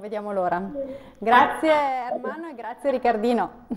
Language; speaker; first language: Italian; native; Italian